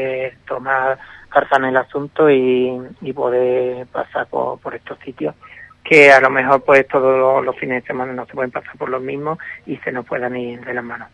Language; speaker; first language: Spanish; native; Spanish